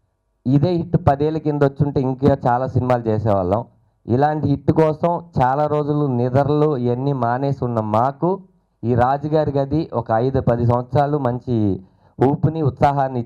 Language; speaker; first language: Telugu; native; Telugu